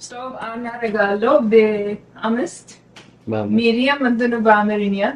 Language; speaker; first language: Amharic; non-native, learner; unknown